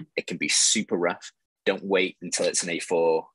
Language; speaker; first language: English; native; English